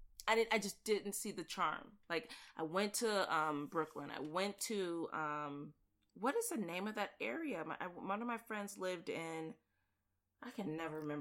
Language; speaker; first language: English; native; English